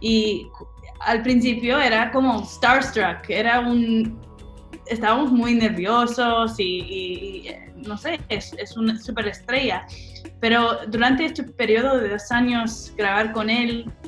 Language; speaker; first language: Spanish; non-native, fluent; English